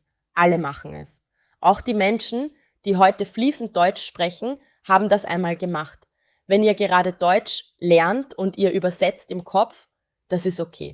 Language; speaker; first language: German; non-native, fluent; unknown